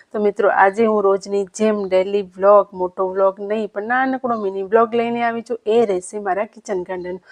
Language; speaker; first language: Gujarati; non-native, local second language; Kachhi